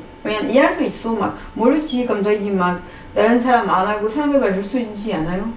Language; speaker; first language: Korean; non-native, fluent; French